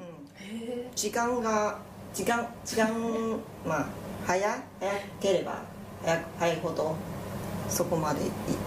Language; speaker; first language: Japanese; non-native, fluent; Chinese